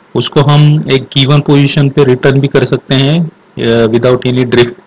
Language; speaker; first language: Hindi; non-native, local second language; Marathi